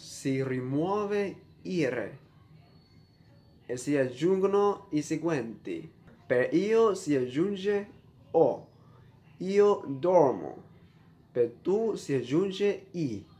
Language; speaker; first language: Italian; non-native, fluent; Vietnamese